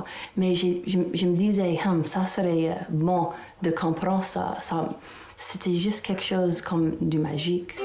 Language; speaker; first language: French; non-native, local second language; English